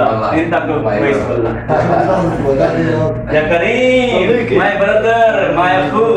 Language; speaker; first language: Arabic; non-native, learner; Urdu